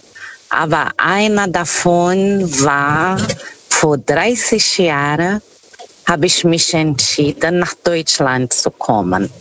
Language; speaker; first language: German; non-native, learner; Portuguese